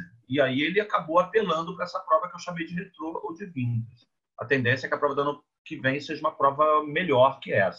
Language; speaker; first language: Portuguese; native; Portuguese